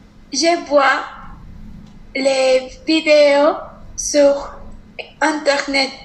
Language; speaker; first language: French; non-native, learner; Spanish